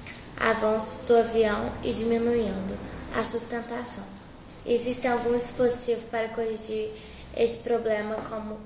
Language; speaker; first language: Portuguese; native; Portuguese